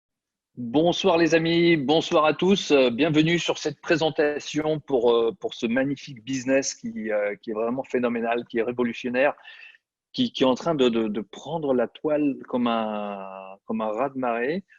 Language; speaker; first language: French; native; French